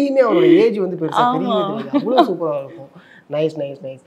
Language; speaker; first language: Tamil; native; Tamil